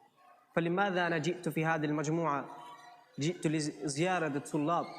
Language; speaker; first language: Arabic; non-native, learner; Urdu